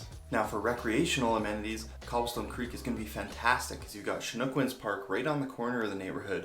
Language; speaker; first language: English; native; English